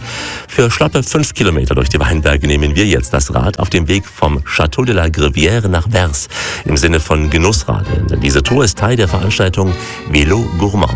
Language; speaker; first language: German; native; German